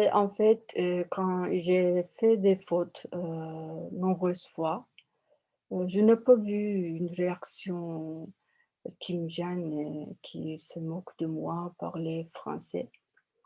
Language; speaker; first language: French; non-native, learner; Turkish